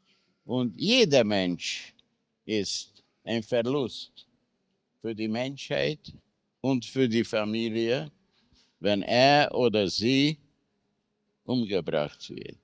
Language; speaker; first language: German; non-native, fluent; Hungarian